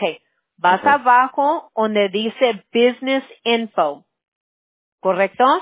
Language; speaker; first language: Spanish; early bilingual, heritage; Spanish